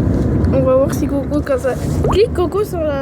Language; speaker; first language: French; native; French